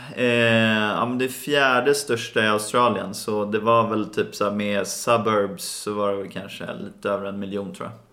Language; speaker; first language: Swedish; native; Swedish